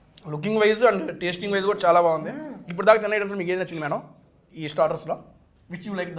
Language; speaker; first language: Telugu; native; Telugu